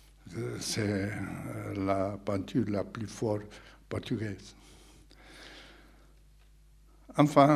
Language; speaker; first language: French; non-native, fluent; Portuguese